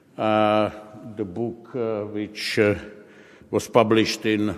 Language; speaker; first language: English; non-native, fluent; Czech